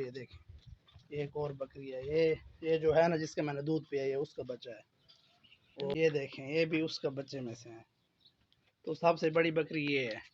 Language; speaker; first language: Urdu; non-native, local second language; Punjabi